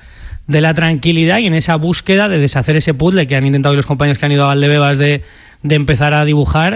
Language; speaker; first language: Spanish; native; Spanish